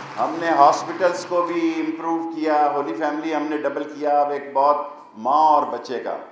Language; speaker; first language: Urdu; non-native, local second language; Punjabi